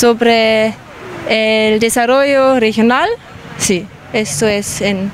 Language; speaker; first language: Spanish; non-native, fluent; German